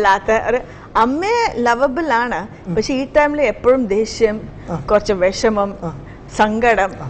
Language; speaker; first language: Malayalam; non-native, learner; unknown